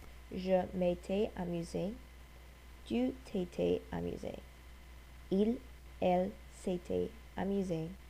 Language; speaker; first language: French; non-native, learner; English